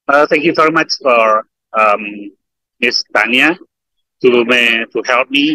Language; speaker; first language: English; non-native, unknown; Indonesian